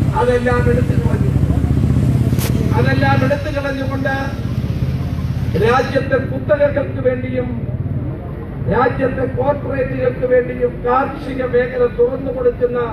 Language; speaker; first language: Malayalam; native; Malayalam